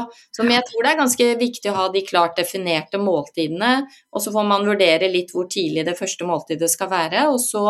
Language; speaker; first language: Norwegian; native; Norwegian